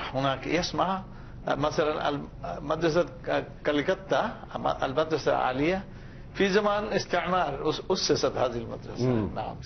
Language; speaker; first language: Arabic; non-native, fluent; Bangla